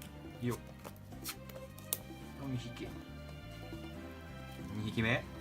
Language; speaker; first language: Japanese; native; Japanese